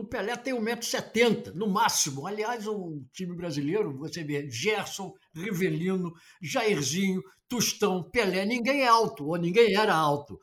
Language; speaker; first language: Portuguese; native; Portuguese